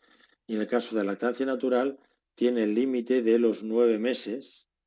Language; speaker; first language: Spanish; native; Spanish